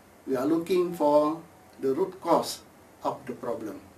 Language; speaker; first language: English; non-native, local second language; Malay